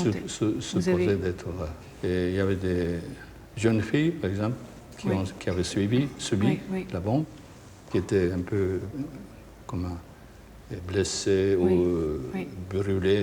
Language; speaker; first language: French; non-native, fluent; Japanese